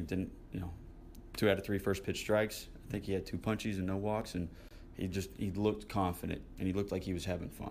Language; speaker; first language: English; native; English